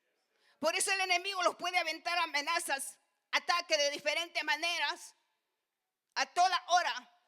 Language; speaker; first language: Spanish; native; Spanish